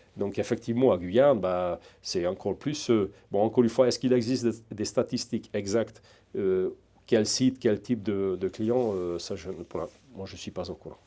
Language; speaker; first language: French; non-native, fluent; Hungarian